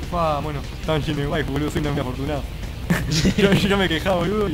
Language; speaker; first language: Spanish; native; Spanish